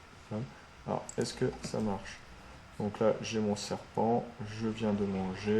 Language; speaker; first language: French; native; French